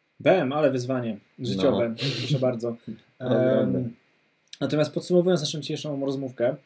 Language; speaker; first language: Polish; native; Polish